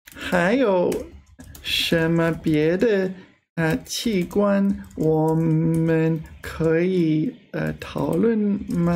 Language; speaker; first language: Chinese; non-native, learner; English